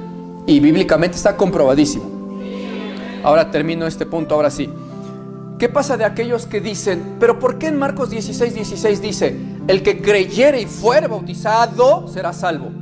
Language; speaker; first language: Spanish; native; Spanish